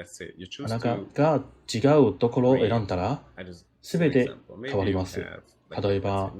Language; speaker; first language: Japanese; non-native, learner; English